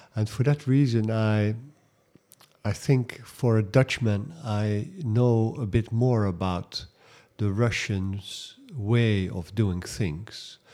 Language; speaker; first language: English; non-native, fluent; Dutch